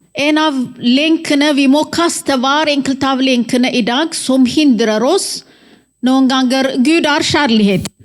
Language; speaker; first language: Norwegian; non-native, fluent; Amharic